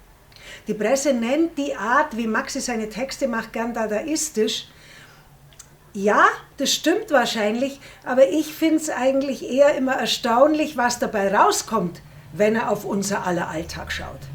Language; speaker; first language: German; native; German